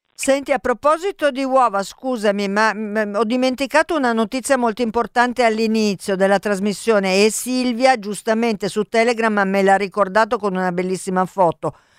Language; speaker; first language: Italian; native; Italian